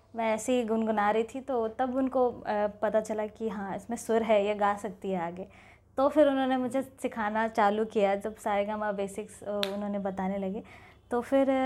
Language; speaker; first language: Hindi; native; Hindi